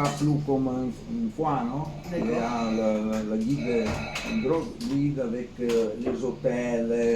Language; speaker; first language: French; non-native, fluent; Italian